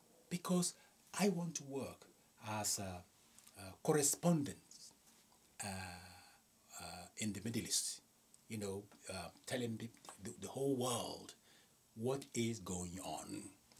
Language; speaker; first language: English; non-native, local second language; Yoruba